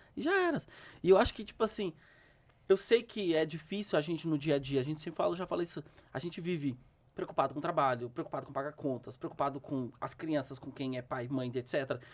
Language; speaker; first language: Portuguese; native; Portuguese